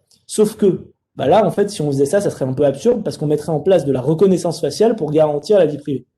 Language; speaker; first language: French; native; French